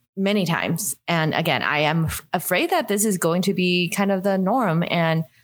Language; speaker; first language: English; non-native, local second language; Cantonese